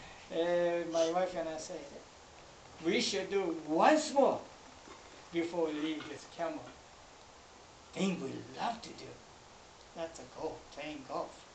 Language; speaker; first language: English; non-native, fluent; Japanese